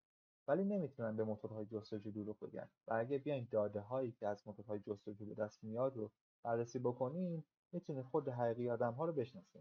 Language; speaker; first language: Persian; native; Persian